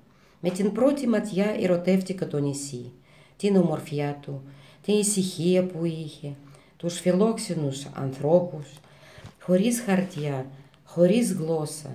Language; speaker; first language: Greek; non-native, fluent; Russian